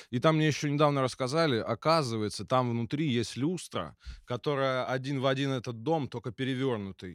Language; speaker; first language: Russian; native; Russian